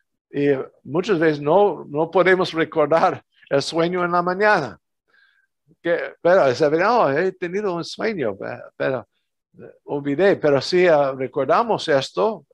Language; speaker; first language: Spanish; non-native, fluent; English